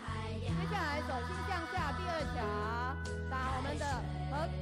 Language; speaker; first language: Chinese; native; Chinese